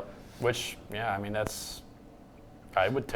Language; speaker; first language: English; native; English